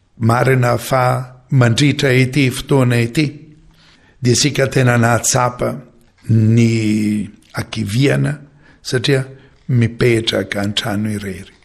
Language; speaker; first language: Malagasy; non-native, fluent; Maltese